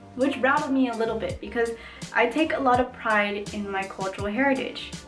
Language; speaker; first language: English; native; English